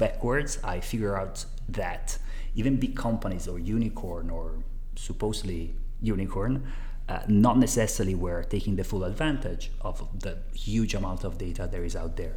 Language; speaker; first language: English; non-native, fluent; Italian